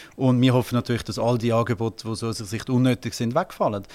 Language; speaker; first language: German; native; German